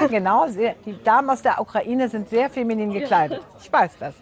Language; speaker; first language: German; native; German